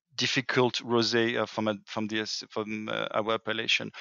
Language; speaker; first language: English; non-native, fluent; French